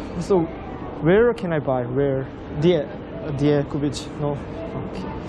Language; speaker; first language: English; non-native, learner; Korean